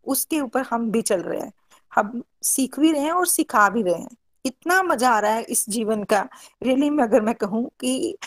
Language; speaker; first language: Hindi; native; Hindi